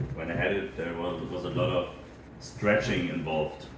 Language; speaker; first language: English; non-native, fluent; German